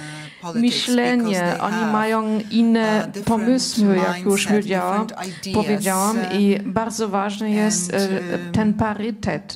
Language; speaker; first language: Polish; non-native, fluent; German